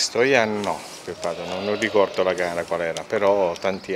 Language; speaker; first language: Italian; native; Italian